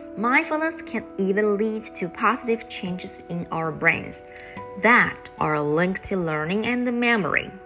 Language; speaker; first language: English; non-native, fluent; Chinese